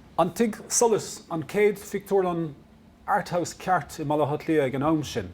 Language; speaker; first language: Irish; non-native, local second language; English